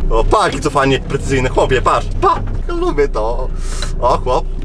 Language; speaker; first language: Polish; native; Polish